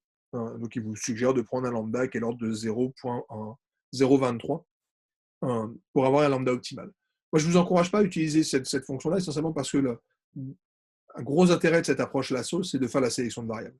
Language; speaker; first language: French; native; French